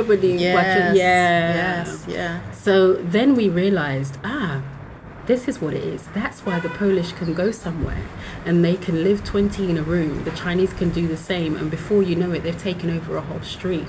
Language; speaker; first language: English; native; English